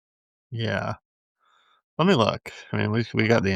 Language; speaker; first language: English; native; English